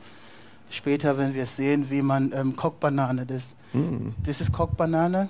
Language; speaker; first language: German; non-native, fluent; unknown